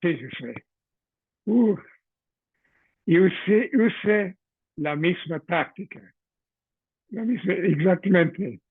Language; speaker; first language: Spanish; non-native, fluent; English